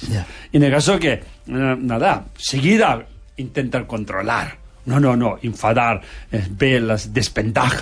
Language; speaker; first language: Spanish; non-native, fluent; Tibetan